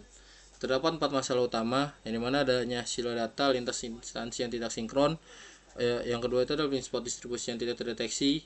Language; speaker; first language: Indonesian; native; Indonesian